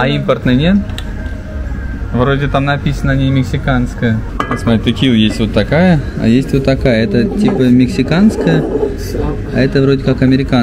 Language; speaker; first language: Russian; native; Russian